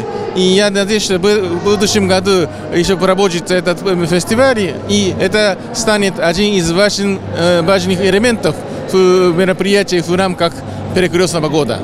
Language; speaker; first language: Russian; non-native, fluent; Japanese